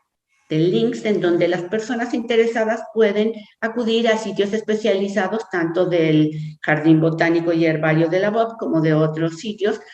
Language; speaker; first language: Spanish; native; Spanish